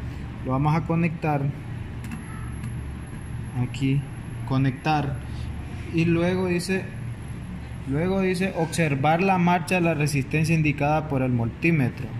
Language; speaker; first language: Spanish; native; Spanish